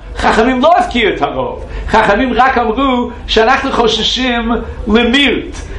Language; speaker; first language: Hebrew; non-native, fluent; English